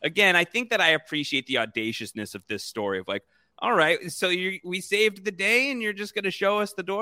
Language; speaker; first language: English; native; English